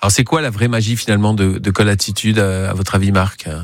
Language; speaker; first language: French; native; French